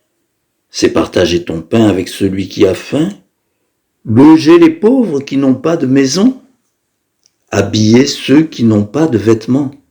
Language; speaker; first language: French; native; French